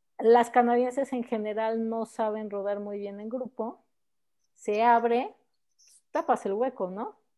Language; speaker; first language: Spanish; native; Spanish